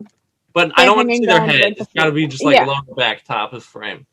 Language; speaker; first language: English; native; English